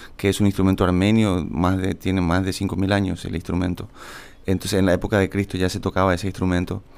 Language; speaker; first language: Spanish; native; Spanish